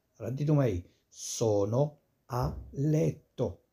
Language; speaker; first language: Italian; non-native, fluent; Arabic